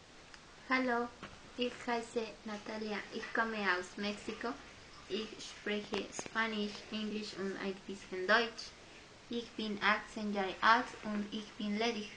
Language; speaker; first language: German; non-native, learner; Spanish